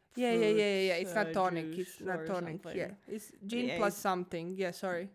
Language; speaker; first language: English; non-native, fluent; Croatian